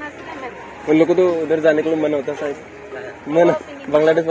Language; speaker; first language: Hindi; non-native, local second language; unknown